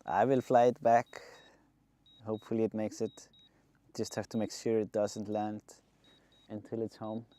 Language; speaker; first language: English; non-native, fluent; Icelandic